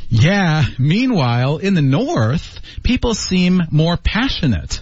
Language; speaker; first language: English; native; English